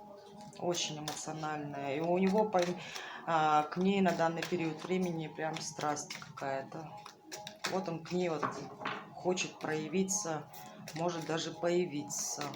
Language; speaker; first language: Russian; native; Russian